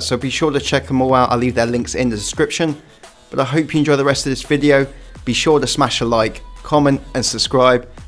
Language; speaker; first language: English; native; English